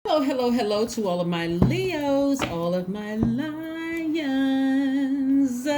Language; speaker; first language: English; native; English